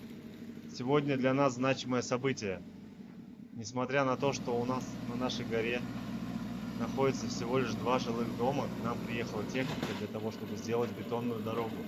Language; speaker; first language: Russian; native; Russian